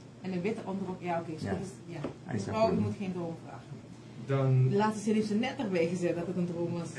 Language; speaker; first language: Dutch; native; Dutch